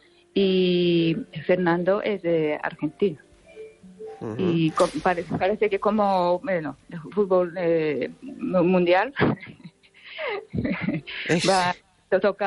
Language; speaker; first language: Spanish; non-native, fluent; Japanese